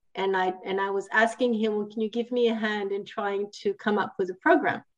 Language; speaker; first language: English; non-native, fluent; Italian